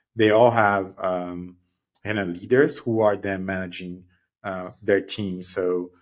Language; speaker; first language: English; non-native, fluent; Portuguese